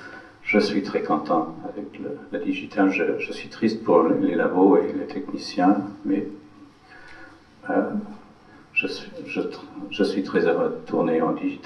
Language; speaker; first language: French; non-native, fluent; English